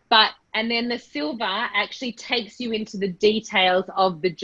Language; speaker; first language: English; native; English